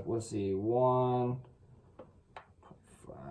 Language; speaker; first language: English; native; English